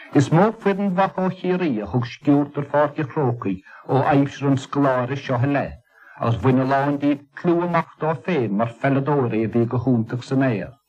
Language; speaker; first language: Irish; native; Irish